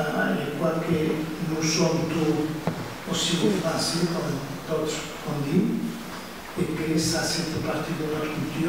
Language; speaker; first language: French; non-native, fluent; Spanish